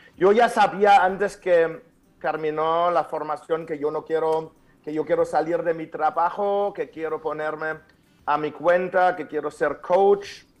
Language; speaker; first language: Spanish; non-native, fluent; German